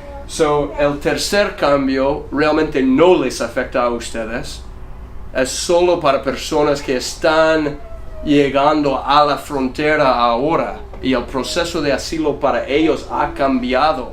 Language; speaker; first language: Spanish; non-native, fluent; English